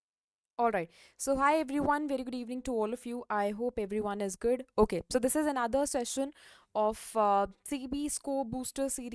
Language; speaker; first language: English; non-native, local second language; Hindi